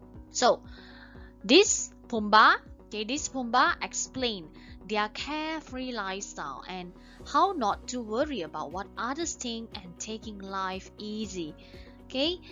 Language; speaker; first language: English; non-native, local second language; Chinese